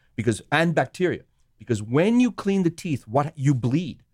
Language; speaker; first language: English; non-native, local second language; Sinhala